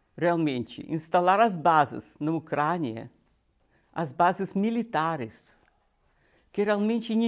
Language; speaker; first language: Portuguese; non-native, fluent; Russian